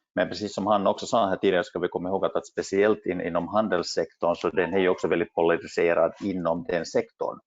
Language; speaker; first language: Swedish; native; Swedish